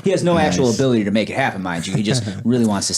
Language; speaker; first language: English; native; English